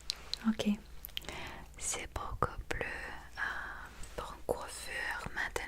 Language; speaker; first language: French; non-native, learner; English